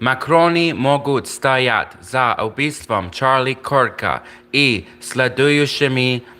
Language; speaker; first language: Russian; non-native, learner; English